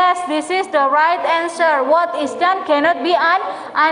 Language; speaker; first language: English; non-native, learner; Indonesian